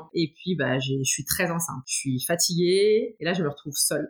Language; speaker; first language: French; native; French